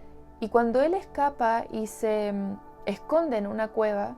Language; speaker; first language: Spanish; native; Spanish